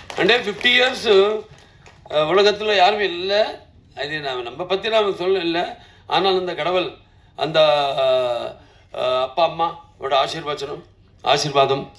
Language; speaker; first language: Tamil; non-native, local second language; Telugu